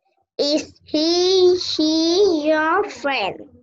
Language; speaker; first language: English; non-native, learner; Vietnamese